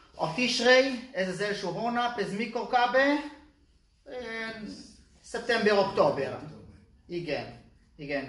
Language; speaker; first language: Hungarian; non-native, learner; Hebrew